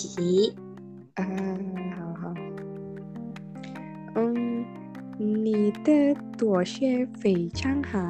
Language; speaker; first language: Chinese; non-native, learner; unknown